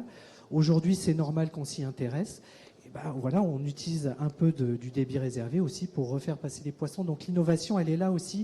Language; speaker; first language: French; native; French